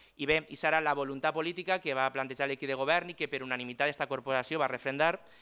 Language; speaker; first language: Catalan; native; Catalan